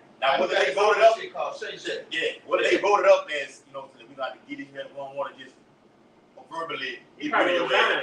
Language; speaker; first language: English; native; English